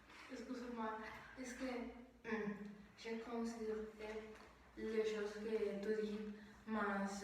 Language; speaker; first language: French; non-native, learner; Spanish